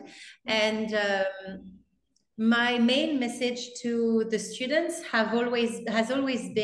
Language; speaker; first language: English; non-native, fluent; French